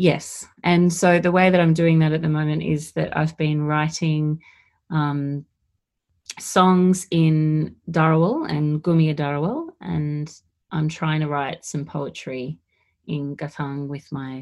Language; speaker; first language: English; native; English